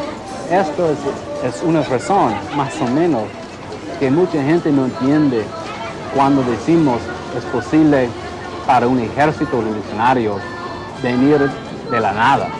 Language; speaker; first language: Spanish; non-native, fluent; English